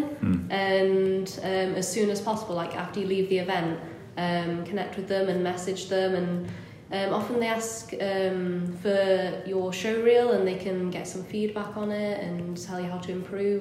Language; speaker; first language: English; native; English